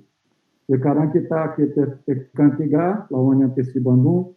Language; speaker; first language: Indonesian; non-native, fluent; Portuguese